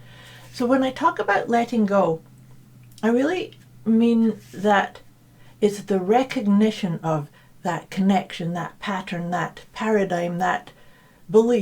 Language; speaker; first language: English; native; English